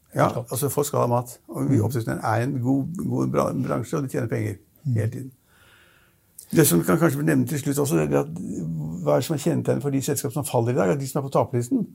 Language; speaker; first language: Norwegian; native; Norwegian